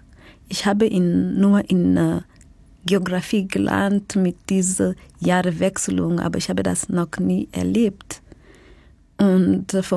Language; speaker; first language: German; non-native, fluent; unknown